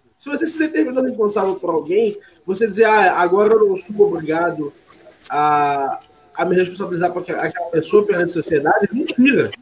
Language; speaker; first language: Portuguese; native; Portuguese